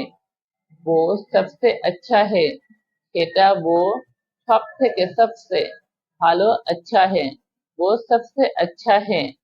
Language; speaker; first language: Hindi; non-native, local second language; Bangla